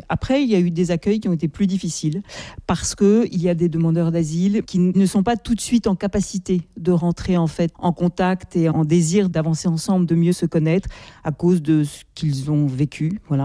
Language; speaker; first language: French; native; French